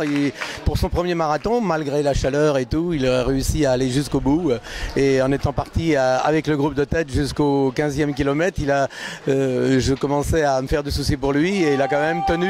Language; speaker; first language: French; native; French